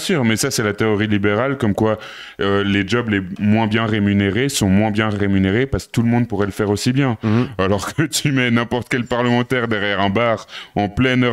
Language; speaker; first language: French; native; French